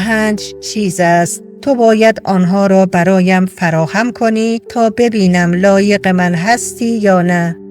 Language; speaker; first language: Persian; native; Persian